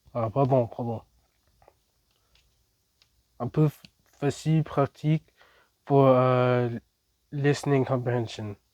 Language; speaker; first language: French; non-native, learner; English